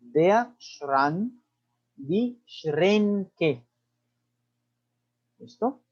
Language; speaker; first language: German; non-native, fluent; Spanish